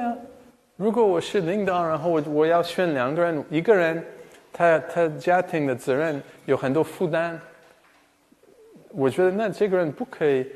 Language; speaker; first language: Chinese; non-native, fluent; English